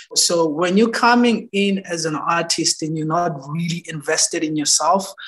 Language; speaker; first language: English; non-native, local second language; Xhosa